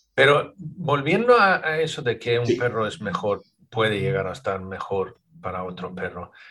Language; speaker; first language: Spanish; non-native, fluent; Swedish